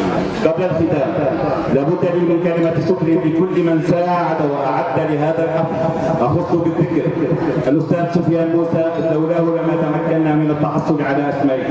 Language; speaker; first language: Arabic; native; Arabic